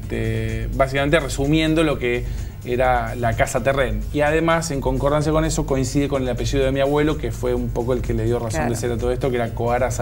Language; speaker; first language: Spanish; native; Spanish